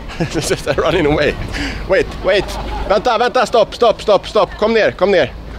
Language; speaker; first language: English; non-native, fluent; Swedish